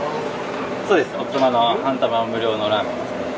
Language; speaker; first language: Japanese; native; Japanese